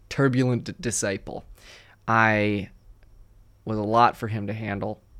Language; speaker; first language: English; native; English